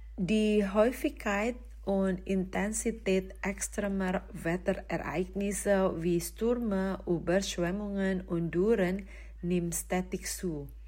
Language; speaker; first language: German; non-native, fluent; Indonesian